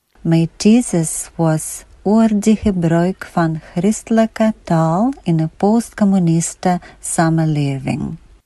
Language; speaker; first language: Afrikaans; non-native, learner; Russian